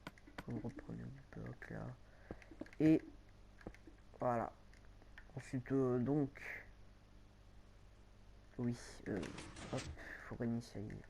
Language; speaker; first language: French; native; French